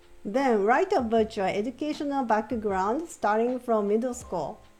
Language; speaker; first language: English; non-native, fluent; Japanese